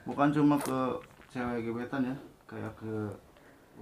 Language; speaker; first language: Indonesian; non-native, local second language; Sundanese